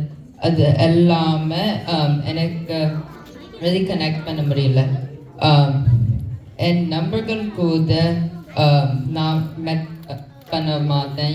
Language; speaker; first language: Tamil; early bilingual, heritage; English